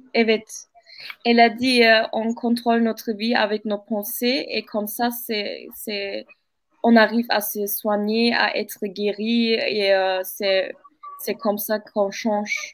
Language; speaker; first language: French; non-native, fluent; Turkish